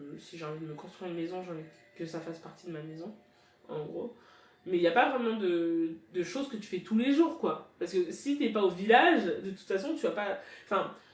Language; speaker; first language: French; early bilingual, other home language; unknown